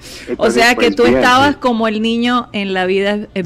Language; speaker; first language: Spanish; native; Spanish